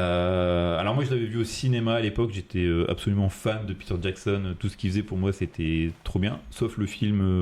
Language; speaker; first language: French; native; French